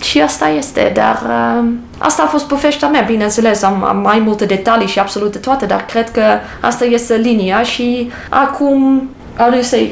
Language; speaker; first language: Romanian; non-native, learner; English